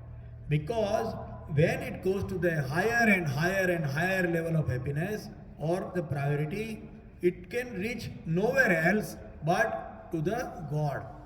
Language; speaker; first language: English; non-native, local second language; Hindi